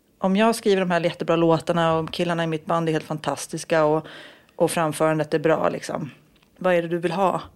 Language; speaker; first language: Swedish; native; Swedish